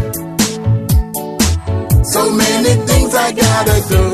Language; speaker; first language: English; non-native, fluent; Dutch